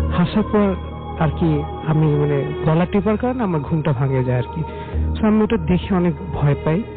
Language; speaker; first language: Bangla; early bilingual, heritage; Bangla